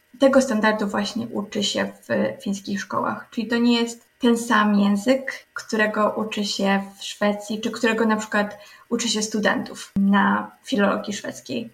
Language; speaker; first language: Polish; native; Polish